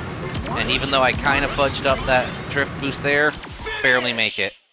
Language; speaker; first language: English; native; English